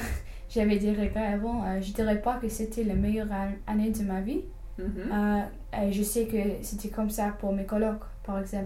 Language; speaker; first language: French; non-native, fluent; English